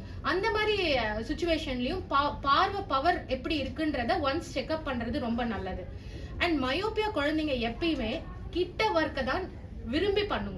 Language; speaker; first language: Tamil; native; Tamil